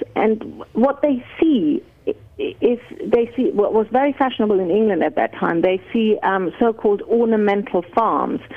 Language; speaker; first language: English; non-native, fluent; German